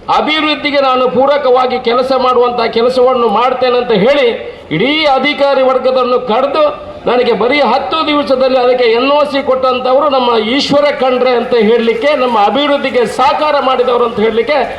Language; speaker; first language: Kannada; non-native, local second language; Tulu